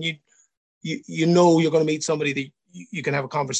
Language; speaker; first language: English; native; English